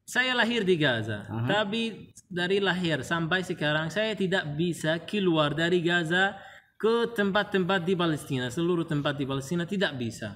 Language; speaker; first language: Indonesian; non-native, learner; Arabic